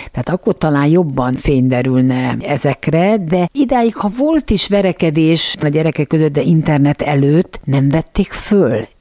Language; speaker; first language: Hungarian; native; Hungarian